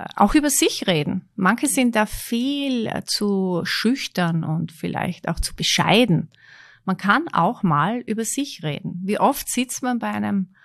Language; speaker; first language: German; native; German